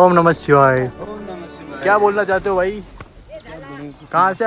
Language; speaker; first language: Hindi; non-native, local second language; Gujarati